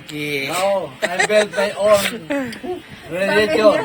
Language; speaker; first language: English; non-native, learner; Filipino